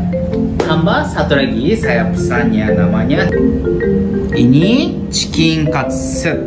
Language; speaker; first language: Indonesian; non-native, learner; Japanese